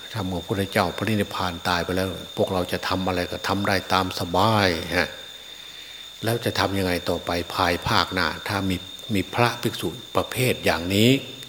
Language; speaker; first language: Thai; native; Thai